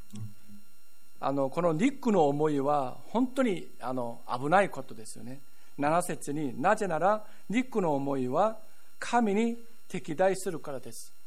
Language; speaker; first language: Japanese; non-native, fluent; Korean